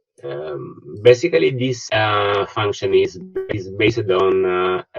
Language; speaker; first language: English; non-native, fluent; Italian